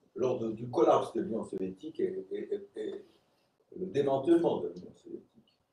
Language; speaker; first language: French; non-native, fluent; Romanian